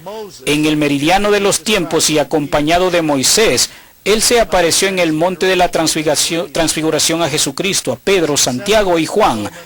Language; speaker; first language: Spanish; native; Spanish